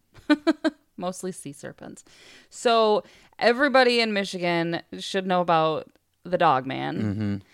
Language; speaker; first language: English; native; English